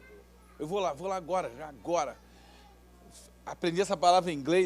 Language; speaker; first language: Portuguese; native; Portuguese